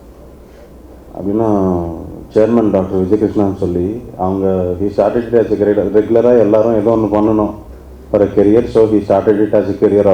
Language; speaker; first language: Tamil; non-native, local second language; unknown